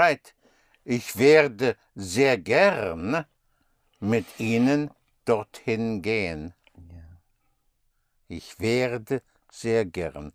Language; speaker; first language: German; non-native, fluent; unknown